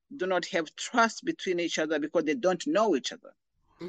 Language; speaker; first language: English; non-native, local second language; Kinyarwanda